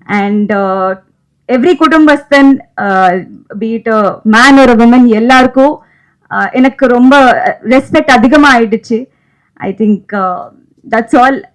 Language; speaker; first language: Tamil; non-native, local second language; Malayalam